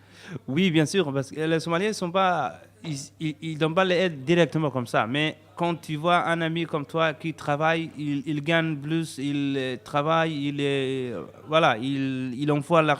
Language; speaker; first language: French; non-native, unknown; Somali